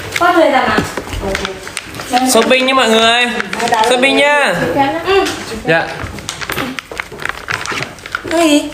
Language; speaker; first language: Vietnamese; non-native, learner; Indonesian